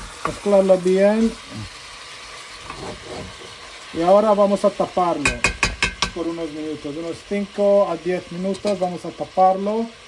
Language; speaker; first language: Spanish; non-native, fluent; Sylheti